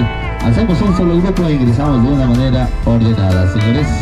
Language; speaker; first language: Spanish; native; Spanish